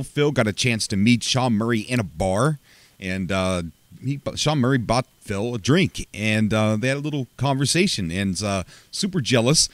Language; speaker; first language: English; native; English